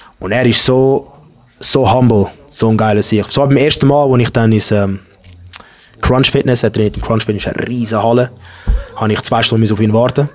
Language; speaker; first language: German; early bilingual, other home language; English